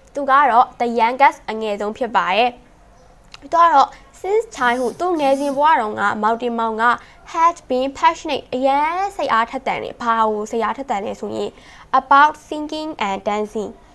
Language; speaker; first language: English; non-native, fluent; Burmese